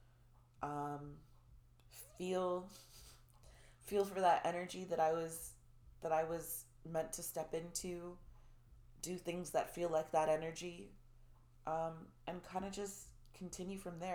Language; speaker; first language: English; native; English